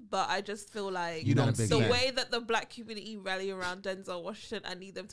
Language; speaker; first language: English; native; English